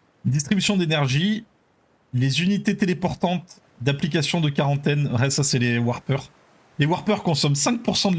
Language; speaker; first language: French; native; French